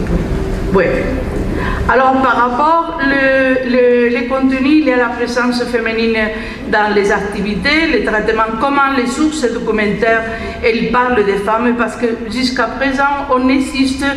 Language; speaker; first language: French; non-native, fluent; Spanish